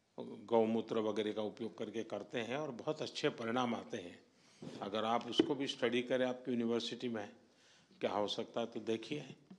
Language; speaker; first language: Hindi; non-native, local second language; Gujarati